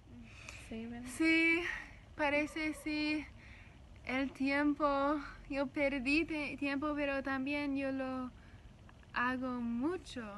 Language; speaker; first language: Spanish; non-native, learner; English